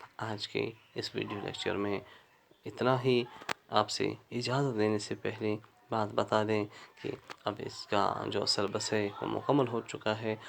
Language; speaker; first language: Urdu; non-native, local second language; Kashmiri